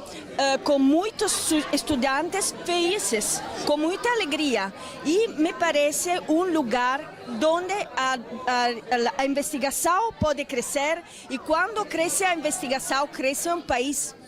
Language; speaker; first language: Portuguese; non-native, fluent; Italian